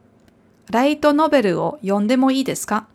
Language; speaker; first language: Japanese; non-native, fluent; German